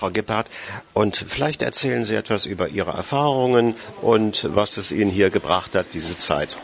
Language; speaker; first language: German; native; German